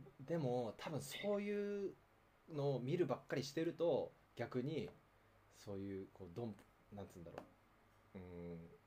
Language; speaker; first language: Japanese; native; Japanese